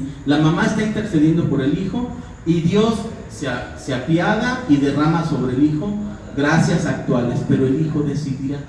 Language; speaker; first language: Spanish; native; Spanish